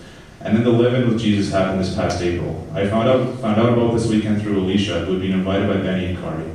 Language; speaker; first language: English; native; English